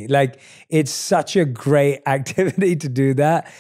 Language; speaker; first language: English; native; English